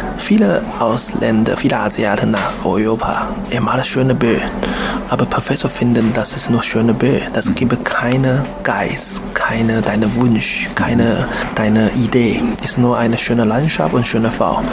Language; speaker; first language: German; non-native, learner; Chinese